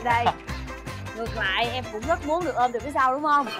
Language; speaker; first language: Vietnamese; native; Vietnamese